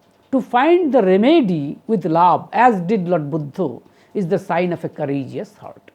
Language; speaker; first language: English; non-native, local second language; Bangla